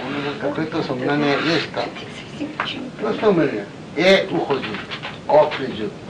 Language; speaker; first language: Russian; non-native, learner; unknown